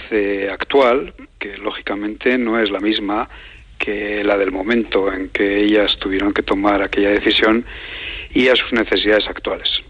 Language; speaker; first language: Spanish; native; Spanish